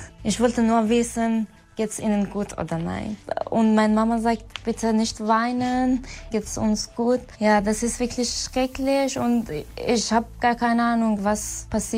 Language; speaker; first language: German; non-native, learner; Persian